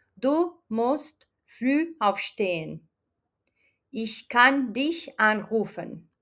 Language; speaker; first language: German; non-native, fluent; Spanish